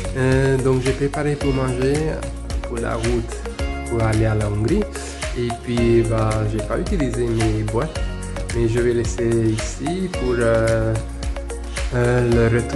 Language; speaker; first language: French; non-native, fluent; Hungarian